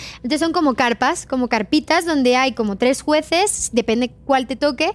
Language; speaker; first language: Spanish; native; Spanish